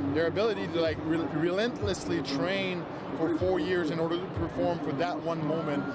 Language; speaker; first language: English; non-native, fluent; French